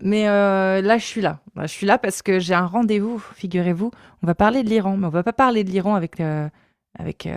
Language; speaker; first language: French; native; French